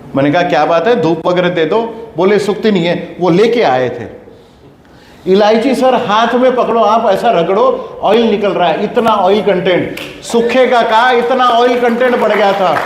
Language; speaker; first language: Hindi; non-native, local second language; Kannada